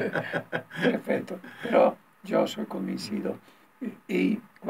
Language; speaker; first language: Spanish; non-native, learner; Italian